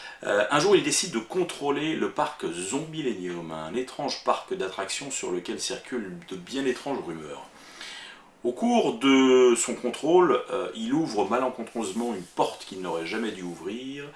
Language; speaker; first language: French; native; French